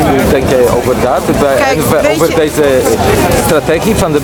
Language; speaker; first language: Dutch; non-native, learner; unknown